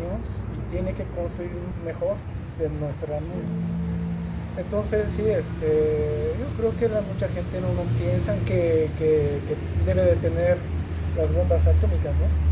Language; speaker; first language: Spanish; non-native, learner; Japanese